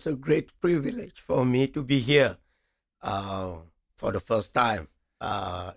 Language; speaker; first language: English; non-native, local second language; French